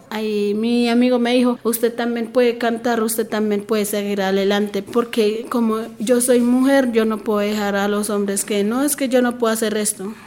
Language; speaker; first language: Spanish; non-native, local second language; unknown